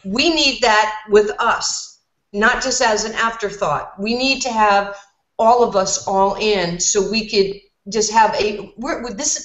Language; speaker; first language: English; native; English